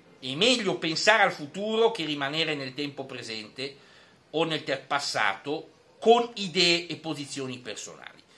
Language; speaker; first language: Italian; non-native, fluent; French